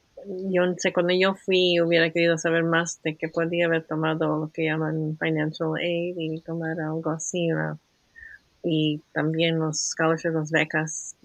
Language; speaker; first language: Spanish; early bilingual, heritage; Spanish